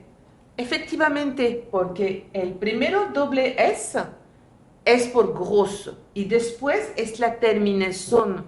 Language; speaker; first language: Spanish; non-native, fluent; French